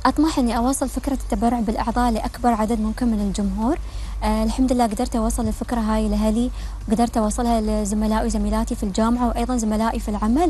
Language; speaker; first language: Arabic; native; Arabic